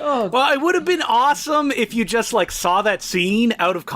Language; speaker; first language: English; native; English